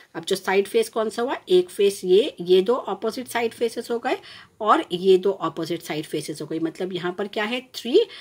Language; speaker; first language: Hindi; non-native, local second language; Gujarati